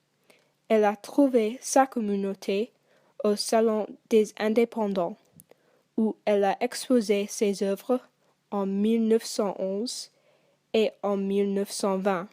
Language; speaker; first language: French; non-native, learner; English